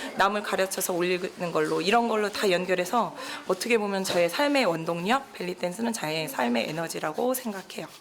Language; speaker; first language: Korean; native; Korean